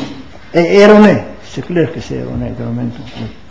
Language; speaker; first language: French; non-native, fluent; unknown